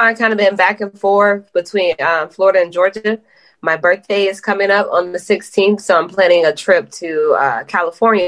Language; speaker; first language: English; native; English